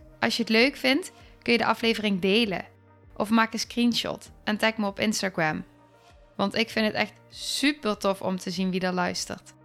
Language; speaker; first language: Dutch; native; Dutch